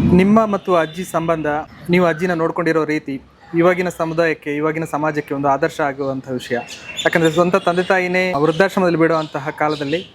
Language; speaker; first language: Kannada; native; Kannada